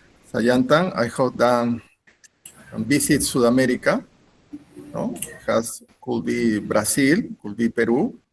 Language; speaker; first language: English; non-native, learner; Spanish